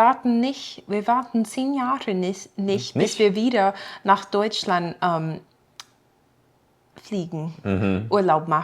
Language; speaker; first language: German; non-native, fluent; English